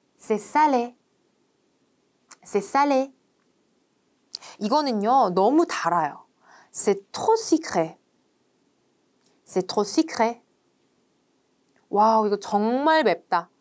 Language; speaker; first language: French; non-native, fluent; Korean